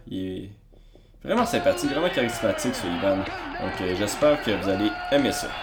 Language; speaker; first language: French; native; French